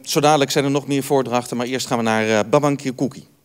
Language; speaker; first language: Dutch; native; Dutch